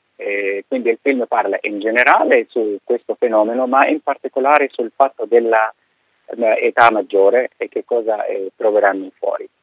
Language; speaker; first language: Italian; non-native, fluent; Arabic